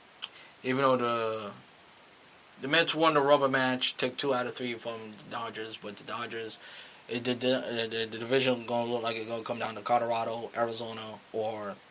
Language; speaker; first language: English; native; English